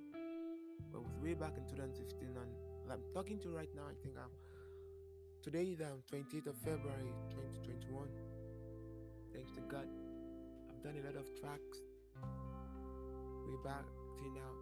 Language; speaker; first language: English; non-native, local second language; Yoruba